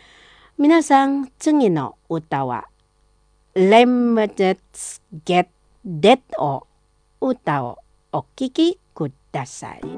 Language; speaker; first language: Japanese; non-native, fluent; Indonesian